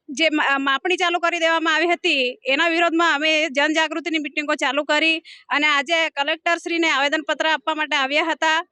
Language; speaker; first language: Gujarati; non-native, local second language; Gamit